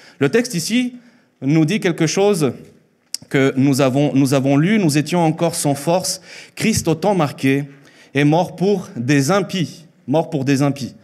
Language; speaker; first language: French; early bilingual, other home language; Spanish